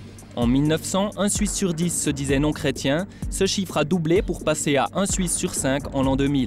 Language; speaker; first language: French; native; French